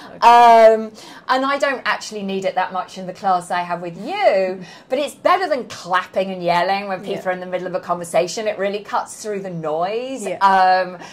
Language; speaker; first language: English; native; English